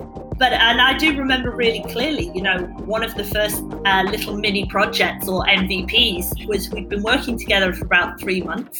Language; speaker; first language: English; native; English